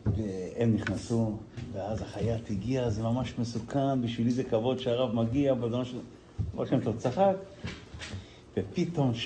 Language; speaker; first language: Hebrew; non-native, fluent; Yiddish